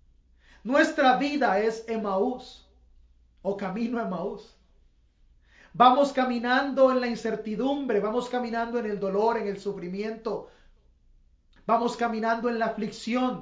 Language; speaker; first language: Spanish; native; Spanish